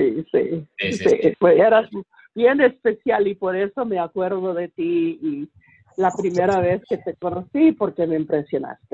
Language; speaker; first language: Spanish; early bilingual, heritage; Spanish